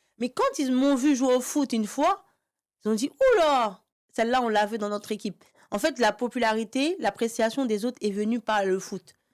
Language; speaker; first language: French; early bilingual, other home language; Haitian Creole